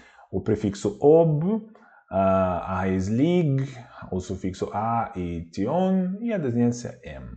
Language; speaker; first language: Portuguese; non-native, fluent; Russian